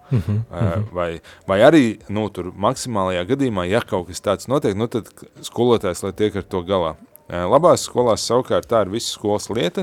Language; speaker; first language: Latvian; native; Latvian